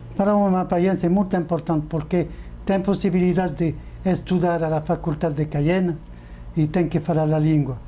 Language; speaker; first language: Portuguese; non-native, fluent; French